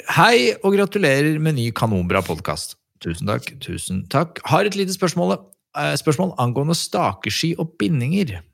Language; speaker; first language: Norwegian; native; Norwegian